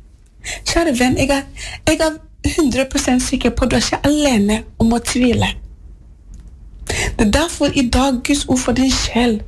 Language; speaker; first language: Norwegian; non-native, fluent; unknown